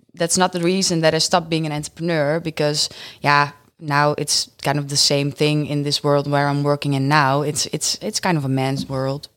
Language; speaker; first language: English; non-native, fluent; Dutch